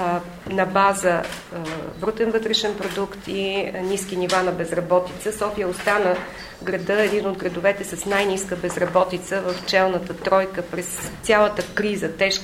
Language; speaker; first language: Bulgarian; native; Bulgarian